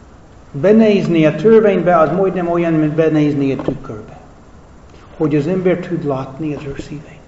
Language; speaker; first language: Hungarian; non-native, fluent; English